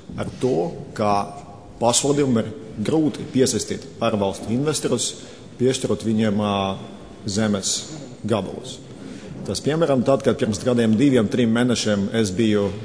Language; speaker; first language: Latvian; non-native, local second language; Russian